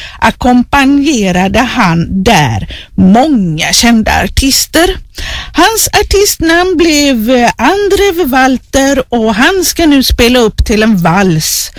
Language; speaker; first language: Swedish; native; Swedish